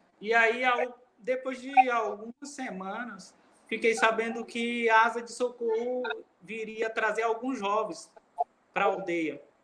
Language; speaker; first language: Portuguese; non-native, local second language; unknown